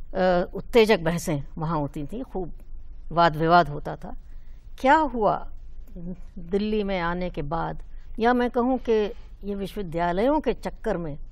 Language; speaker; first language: Hindi; native; Hindi